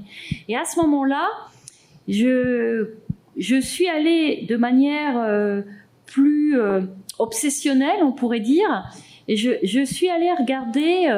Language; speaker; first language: French; native; French